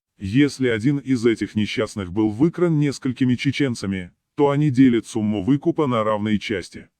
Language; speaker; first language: Russian; non-native, local second language; Chechen